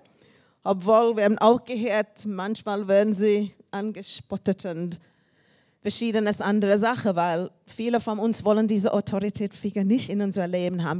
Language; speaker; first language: German; non-native, learner; English